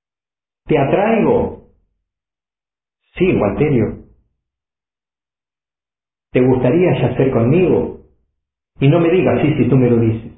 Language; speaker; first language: Spanish; native; Spanish